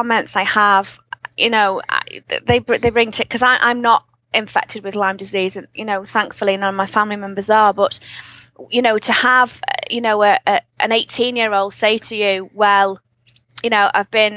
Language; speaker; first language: English; native; English